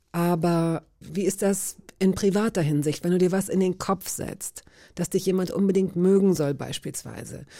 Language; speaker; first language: German; native; German